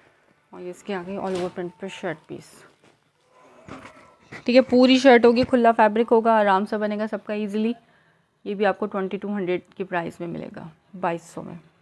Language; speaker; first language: Urdu; native; Urdu